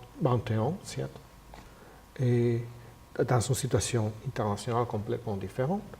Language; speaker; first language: French; non-native, fluent; Spanish